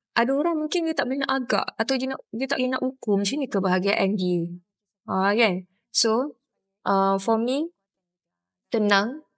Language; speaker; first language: Malay; native; Malay